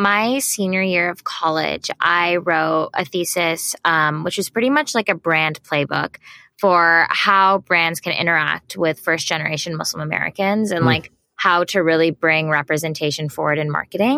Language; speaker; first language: English; native; English